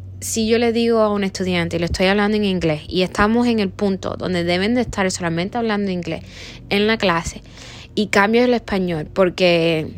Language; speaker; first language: Spanish; early bilingual, heritage; Spanish